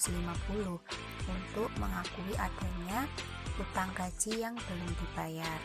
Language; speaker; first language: Indonesian; native; Indonesian